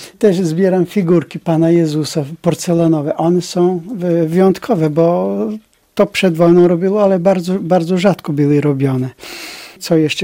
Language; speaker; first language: Polish; non-native, fluent; Bulgarian